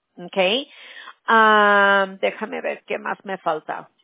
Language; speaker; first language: Spanish; early bilingual, heritage; Spanish